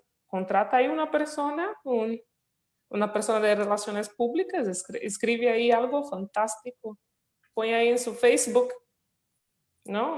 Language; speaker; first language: Spanish; non-native, fluent; Portuguese